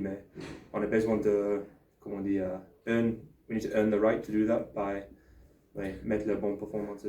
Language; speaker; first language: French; non-native, learner; English